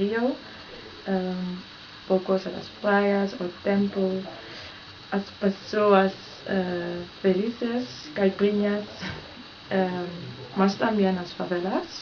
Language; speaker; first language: Portuguese; non-native, learner; Dutch